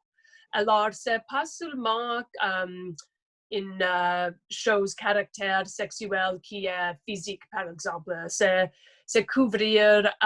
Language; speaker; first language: French; non-native, local second language; English